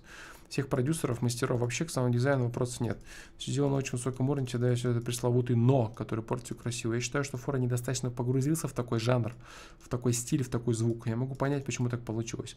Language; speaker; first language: Russian; native; Russian